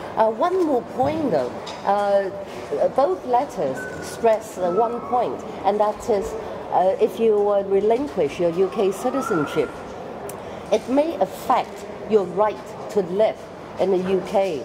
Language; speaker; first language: English; non-native, local second language; Cantonese